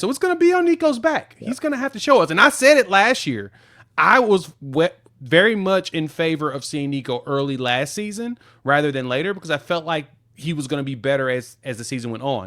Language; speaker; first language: English; native; English